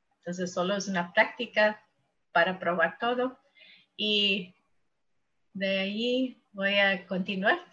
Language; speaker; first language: Spanish; non-native, fluent; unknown